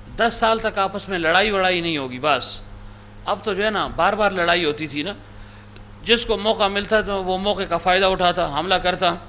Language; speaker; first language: Urdu; non-native, local second language; Pashto